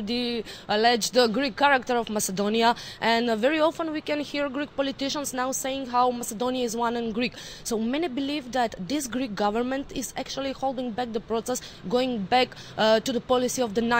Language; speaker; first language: English; non-native, fluent; Macedonian